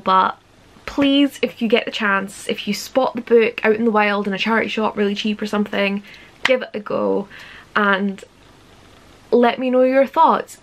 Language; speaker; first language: English; native; English